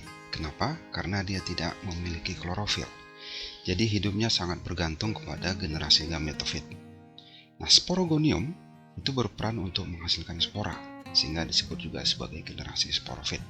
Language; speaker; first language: Indonesian; native; Indonesian